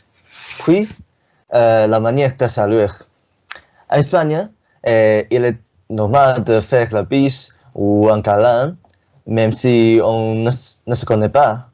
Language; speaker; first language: French; non-native, learner; Chinese